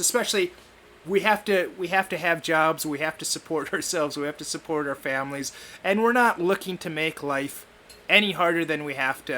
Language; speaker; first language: English; native; English